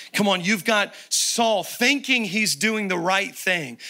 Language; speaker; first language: English; native; English